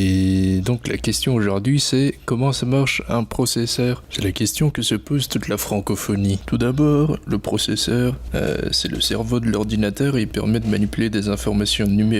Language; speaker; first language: French; native; French